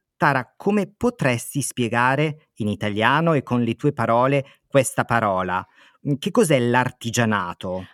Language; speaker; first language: Italian; native; Italian